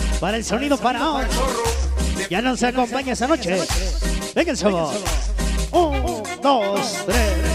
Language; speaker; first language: Spanish; native; Spanish